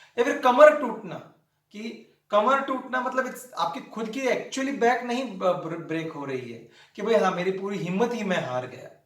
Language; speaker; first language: Hindi; non-native, local second language; Marathi